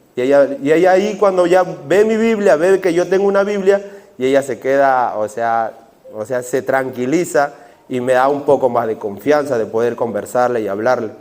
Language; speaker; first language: Spanish; native; Spanish